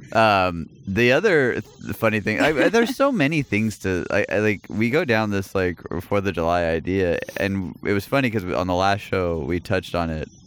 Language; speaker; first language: English; native; English